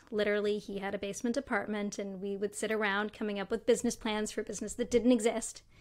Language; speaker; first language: English; native; English